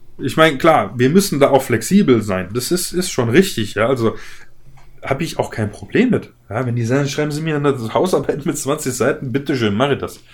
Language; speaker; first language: German; native; German